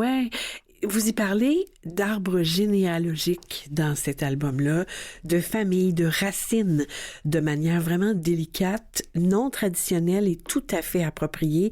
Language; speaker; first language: French; native; French